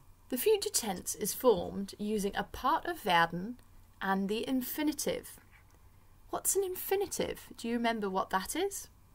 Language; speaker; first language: English; native; English